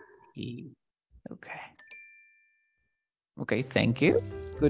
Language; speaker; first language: English; non-native, fluent; Spanish